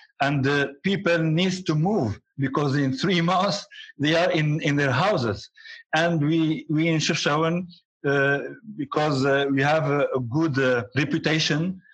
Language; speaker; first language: English; non-native, learner; Arabic